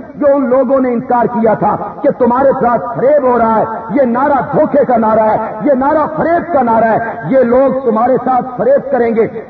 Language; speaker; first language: Urdu; non-native, local second language; Punjabi